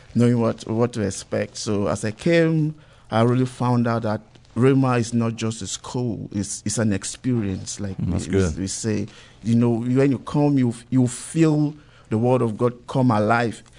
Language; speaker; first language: English; non-native, local second language; Igbo